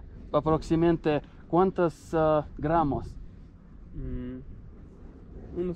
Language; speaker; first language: Spanish; non-native, learner; English